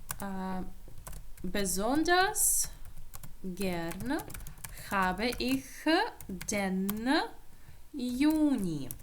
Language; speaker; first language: German; non-native, fluent; Ukrainian